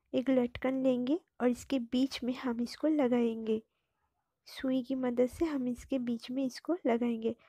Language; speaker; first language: Hindi; non-native, local second language; Bangla